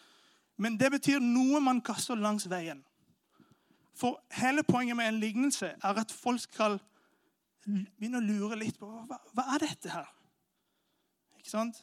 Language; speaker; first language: Norwegian; non-native, fluent; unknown